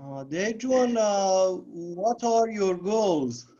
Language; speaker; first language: English; non-native, learner; Persian